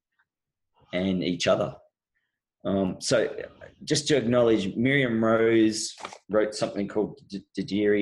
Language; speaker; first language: English; native; English